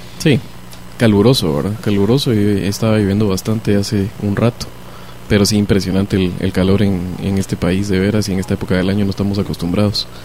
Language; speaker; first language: Spanish; native; Spanish